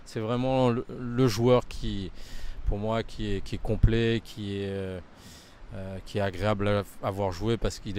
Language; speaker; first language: French; native; French